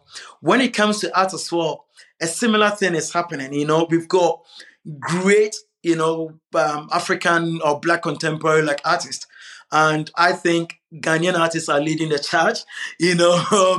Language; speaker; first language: English; non-native, local second language; Akan